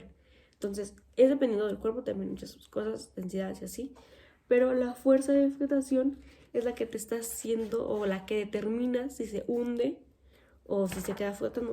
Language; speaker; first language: Spanish; native; Spanish